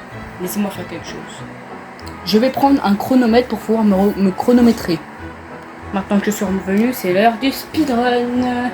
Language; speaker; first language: French; native; French